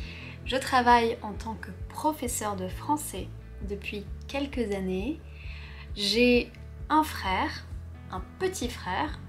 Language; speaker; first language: French; native; French